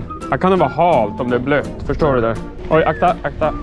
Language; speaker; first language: Swedish; native; Swedish